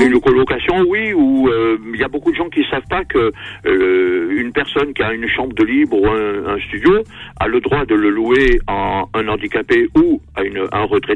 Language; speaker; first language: French; native; French